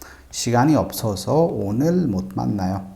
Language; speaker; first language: Korean; non-native, fluent; Hindi